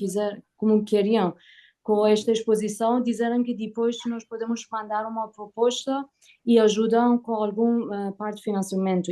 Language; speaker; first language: Portuguese; non-native, learner; Persian